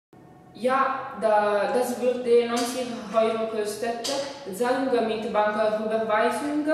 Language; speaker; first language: German; non-native, learner; Italian